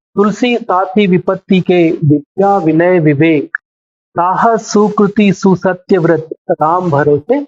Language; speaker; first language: Hindi; non-native, local second language; Telugu